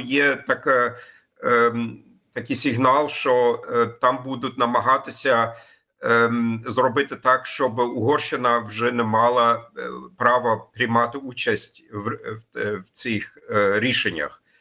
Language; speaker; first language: Ukrainian; non-native, fluent; German